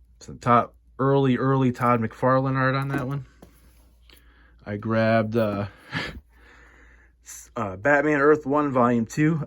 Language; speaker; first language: English; native; English